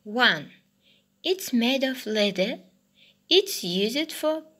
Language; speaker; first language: English; non-native, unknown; Kazakh